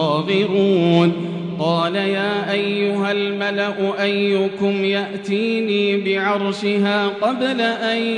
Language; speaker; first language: Arabic; native; Arabic